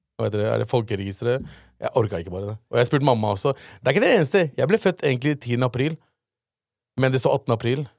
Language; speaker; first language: Norwegian; early bilingual, other home language; Urdu